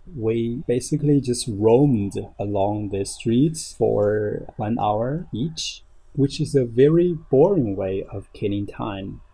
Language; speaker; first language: English; non-native, fluent; Chinese